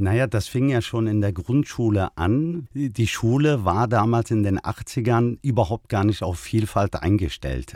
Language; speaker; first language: German; early bilingual, other home language; Turkish